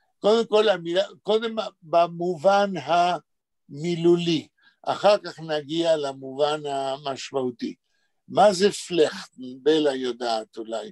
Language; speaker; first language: Hebrew; native; Hebrew